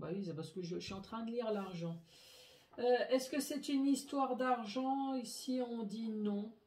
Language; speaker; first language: French; native; French